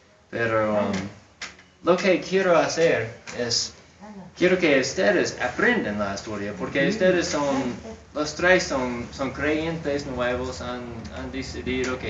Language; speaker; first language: Spanish; non-native, fluent; English